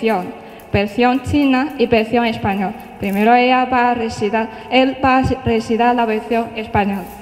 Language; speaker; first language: Spanish; non-native, fluent; Chinese